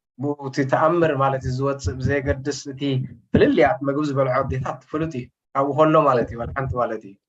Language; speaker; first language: Tigrinya; native; Tigrinya